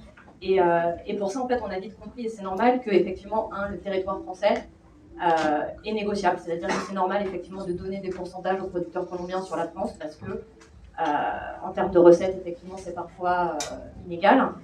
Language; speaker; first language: French; native; French